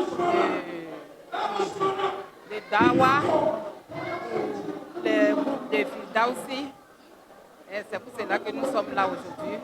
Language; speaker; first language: French; non-native, local second language; Dyula